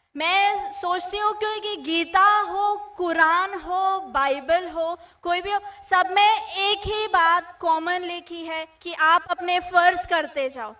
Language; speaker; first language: Hindi; native; Hindi